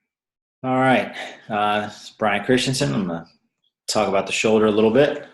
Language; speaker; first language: English; native; English